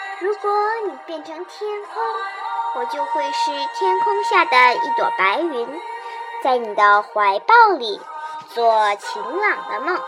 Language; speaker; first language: Chinese; native; Chinese